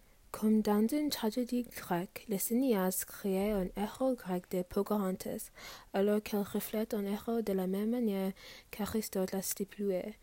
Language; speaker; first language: French; non-native, fluent; English